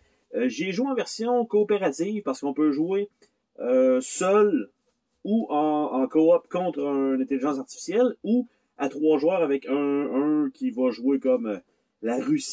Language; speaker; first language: French; native; French